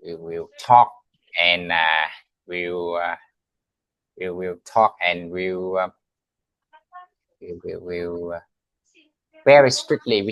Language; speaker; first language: English; non-native, learner; Vietnamese